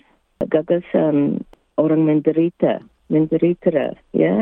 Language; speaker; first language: Indonesian; early bilingual, heritage; English